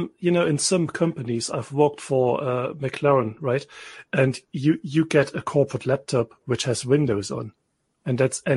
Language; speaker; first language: English; non-native, fluent; German